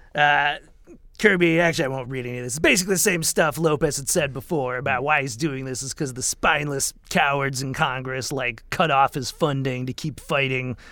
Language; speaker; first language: English; native; English